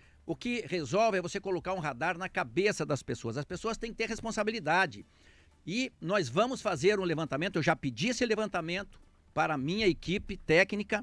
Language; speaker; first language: Portuguese; native; Portuguese